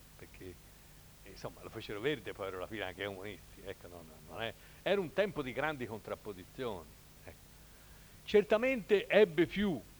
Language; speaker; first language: Italian; native; Italian